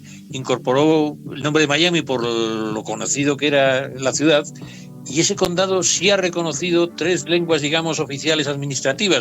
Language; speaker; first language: Spanish; native; Spanish